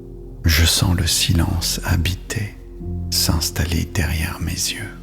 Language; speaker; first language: French; native; French